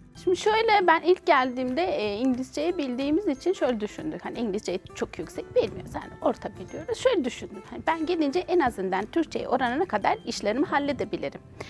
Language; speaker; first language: Turkish; non-native, fluent; Persian